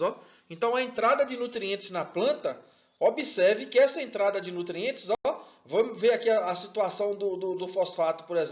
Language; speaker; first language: Portuguese; native; Portuguese